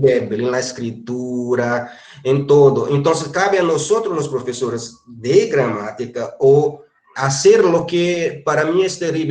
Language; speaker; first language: Spanish; non-native, fluent; Portuguese